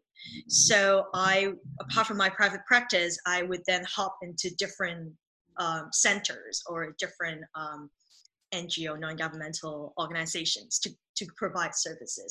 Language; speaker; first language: English; non-native, local second language; Cantonese